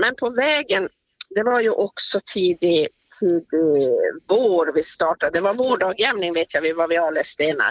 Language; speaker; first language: Swedish; native; Swedish